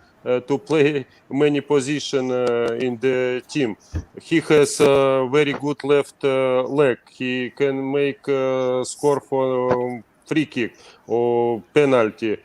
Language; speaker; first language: English; non-native, learner; Russian